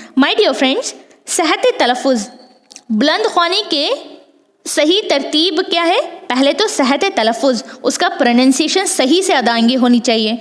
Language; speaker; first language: Urdu; native; Urdu